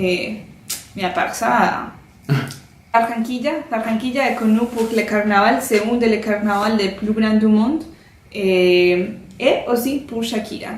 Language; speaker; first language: French; non-native, fluent; Spanish